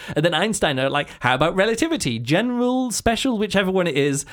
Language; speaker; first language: English; native; English